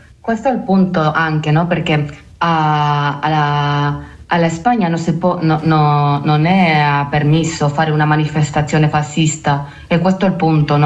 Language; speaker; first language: Italian; non-native, learner; Spanish